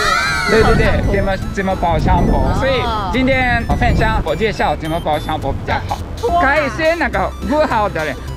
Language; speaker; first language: Chinese; non-native, learner; Japanese